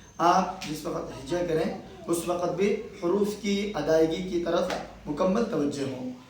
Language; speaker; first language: Urdu; native; Urdu